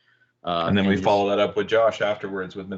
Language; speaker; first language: English; native; English